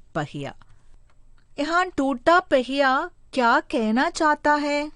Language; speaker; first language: Hindi; non-native, local second language; Malayalam